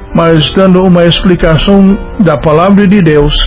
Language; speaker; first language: Portuguese; non-native, fluent; English